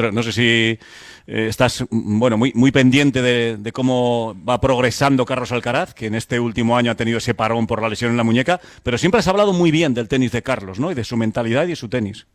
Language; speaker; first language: Spanish; native; Spanish